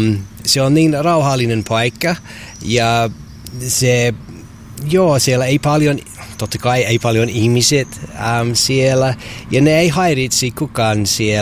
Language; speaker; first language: Finnish; non-native, learner; English